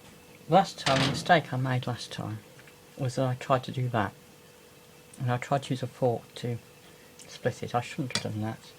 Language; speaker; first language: English; native; English